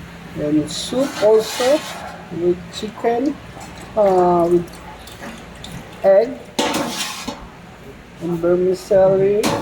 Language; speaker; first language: English; non-native, local second language; Filipino